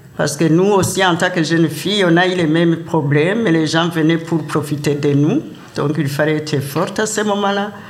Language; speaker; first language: French; non-native, local second language; Rundi